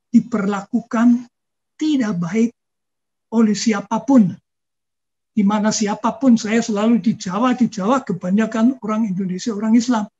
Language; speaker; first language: Indonesian; non-native, fluent; German